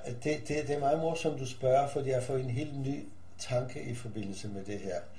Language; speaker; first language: Danish; non-native, fluent; Polish